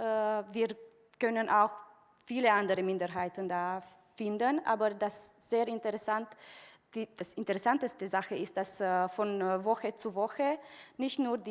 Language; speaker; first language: German; non-native, fluent; Romanian